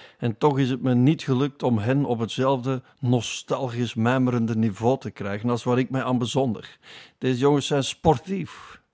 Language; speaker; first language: Dutch; native; Dutch